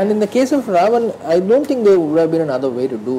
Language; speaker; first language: English; non-native, local second language; Hindi